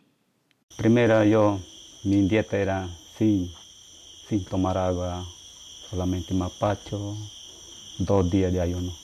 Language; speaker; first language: Spanish; non-native, local second language; Shipibo-Conibo